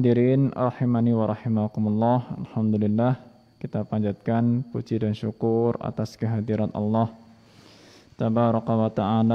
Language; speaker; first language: Indonesian; non-native, local second language; Javanese